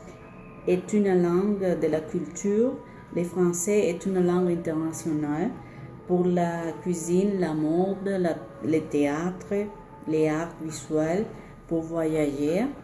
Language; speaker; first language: French; non-native, learner; Spanish